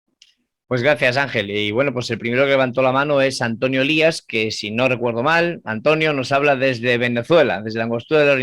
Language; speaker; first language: Spanish; native; Spanish